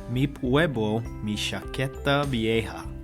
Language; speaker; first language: Spanish; non-native, learner; English